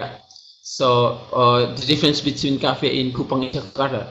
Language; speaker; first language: English; non-native, learner; Indonesian